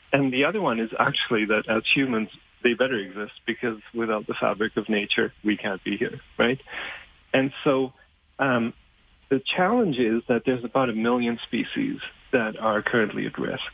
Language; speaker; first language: English; non-native, fluent; German